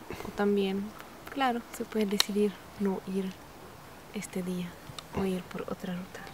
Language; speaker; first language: Spanish; non-native, fluent; Czech